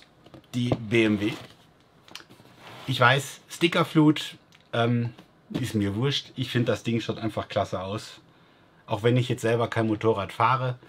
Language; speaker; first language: German; native; German